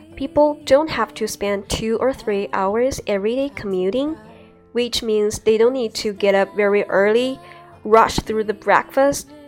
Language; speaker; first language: English; non-native, fluent; Chinese